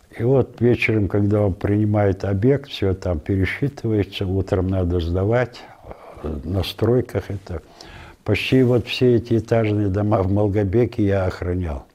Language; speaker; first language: Russian; non-native, local second language; Ingush